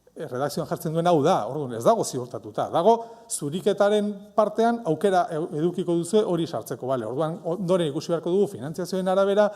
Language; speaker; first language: Basque; native; Basque